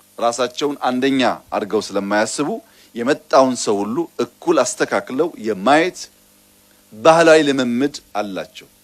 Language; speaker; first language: Amharic; non-native, local second language; Oromo